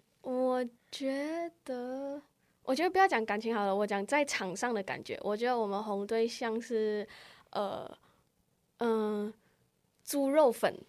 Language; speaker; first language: Chinese; native; Chinese